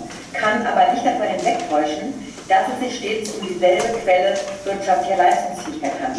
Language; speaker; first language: German; native; German